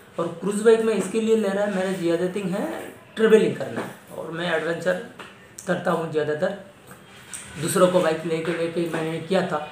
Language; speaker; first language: Hindi; non-native, local second language; Assamese